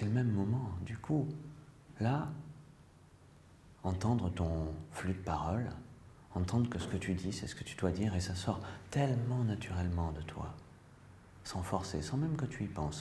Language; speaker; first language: French; native; French